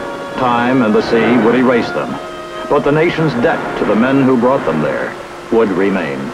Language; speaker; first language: English; native; English